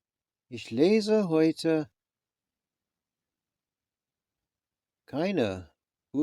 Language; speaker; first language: German; non-native, learner; English